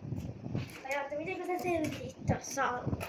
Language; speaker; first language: Finnish; early bilingual, other home language; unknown